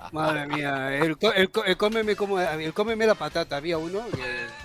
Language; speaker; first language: Spanish; native; Spanish